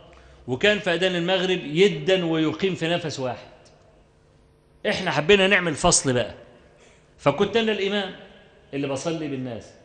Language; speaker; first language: Arabic; native; Arabic